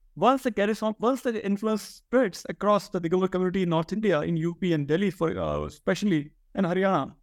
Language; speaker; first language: English; non-native, local second language; Hindi